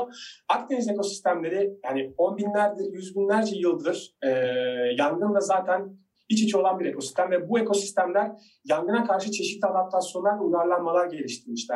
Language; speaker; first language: Turkish; native; Turkish